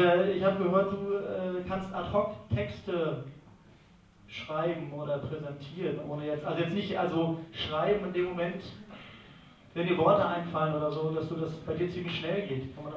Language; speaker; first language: German; native; German